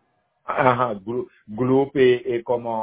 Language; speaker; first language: Spanish; non-native, learner; Haitian Creole